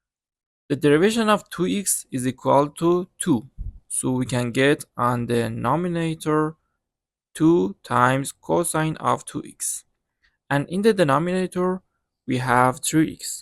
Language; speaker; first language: English; non-native, learner; Persian